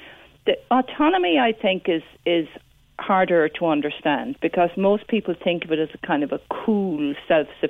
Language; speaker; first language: English; native; English